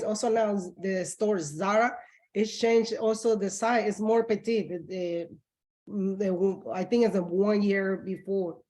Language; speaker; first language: English; non-native, learner; Spanish